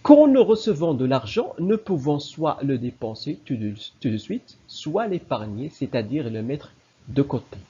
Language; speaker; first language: French; non-native, local second language; Arabic